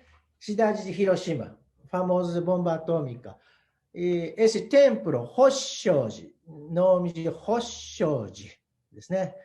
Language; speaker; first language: Portuguese; non-native, learner; Japanese